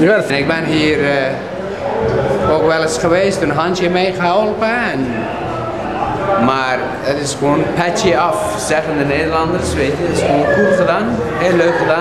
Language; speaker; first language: Dutch; non-native, fluent; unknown